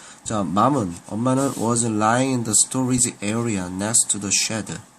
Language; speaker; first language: English; non-native, fluent; Korean